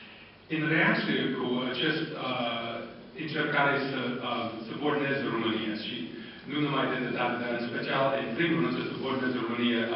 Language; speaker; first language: Romanian; non-native, fluent; English